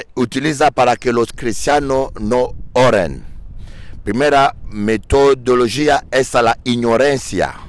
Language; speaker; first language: Spanish; non-native, learner; French